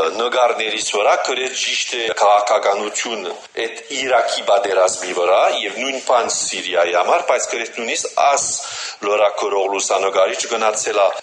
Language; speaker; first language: Armenian; early bilingual, heritage; Armenian